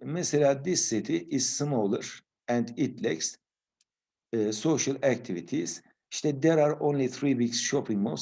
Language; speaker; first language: English; non-native, fluent; Turkish